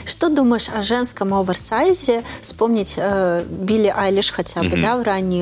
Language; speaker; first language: Russian; native; Russian